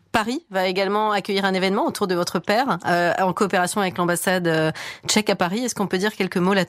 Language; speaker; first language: French; native; French